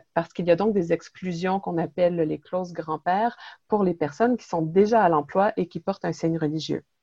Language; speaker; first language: French; native; French